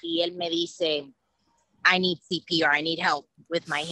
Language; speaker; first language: English; early bilingual, other home language; Spanish